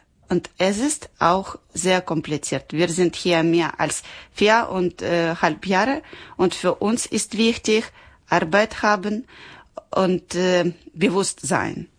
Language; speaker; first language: German; non-native, learner; Ukrainian